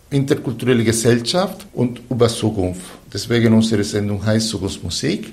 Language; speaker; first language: German; non-native, fluent; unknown